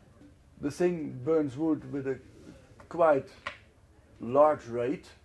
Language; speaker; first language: English; non-native, fluent; Dutch